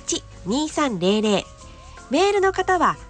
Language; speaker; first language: Japanese; native; Japanese